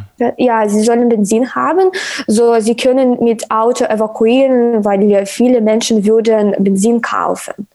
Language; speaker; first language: German; non-native, learner; Ukrainian